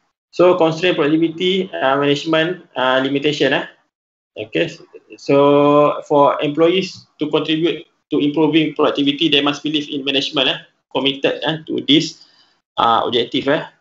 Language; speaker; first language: English; non-native, local second language; Malay